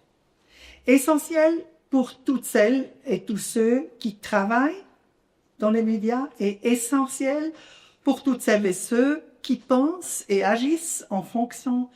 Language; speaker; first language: French; non-native, local second language; German